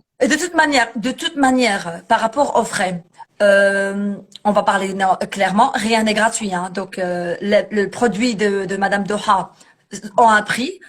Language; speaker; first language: French; early bilingual, other home language; Arabic